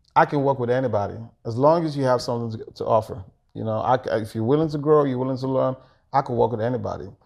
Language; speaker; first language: English; non-native, local second language; Igbo